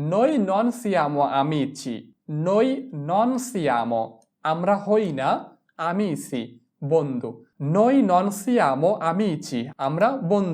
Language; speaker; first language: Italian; non-native, fluent; Bangla